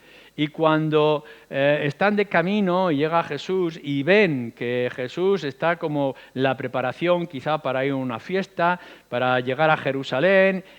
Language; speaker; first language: Spanish; native; Spanish